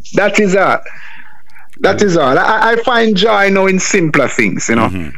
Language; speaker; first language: English; non-native, local second language; Jamaican Creole English